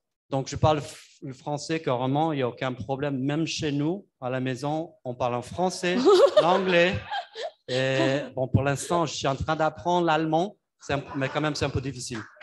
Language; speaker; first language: French; non-native, fluent; English